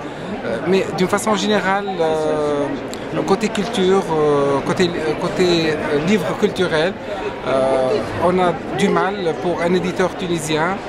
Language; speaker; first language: French; non-native, local second language; Arabic